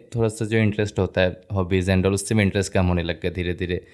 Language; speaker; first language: Hindi; non-native, local second language; Bangla